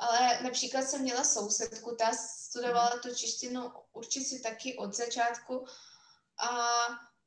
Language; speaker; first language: Czech; non-native, fluent; Russian